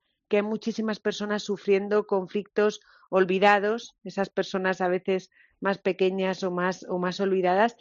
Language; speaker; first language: Spanish; native; Spanish